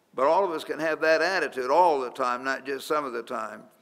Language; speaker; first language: English; native; English